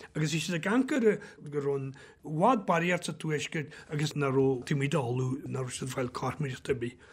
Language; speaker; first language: Irish; native; Irish